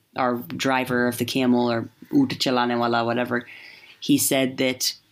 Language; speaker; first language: English; native; English